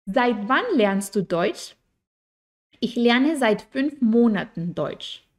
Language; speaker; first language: German; non-native, fluent; Spanish